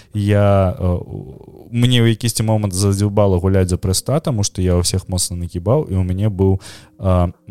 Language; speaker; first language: Belarusian; non-native, local second language; Russian